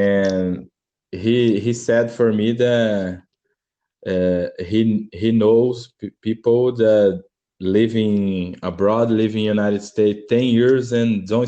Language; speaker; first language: English; non-native, learner; Portuguese